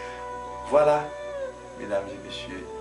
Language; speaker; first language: French; non-native, local second language; Haitian Creole